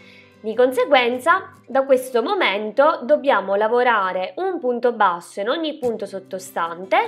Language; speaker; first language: Italian; native; Italian